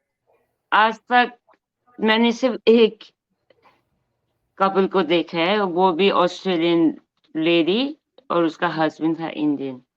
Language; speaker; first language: Hindi; non-native, local second language; Bangla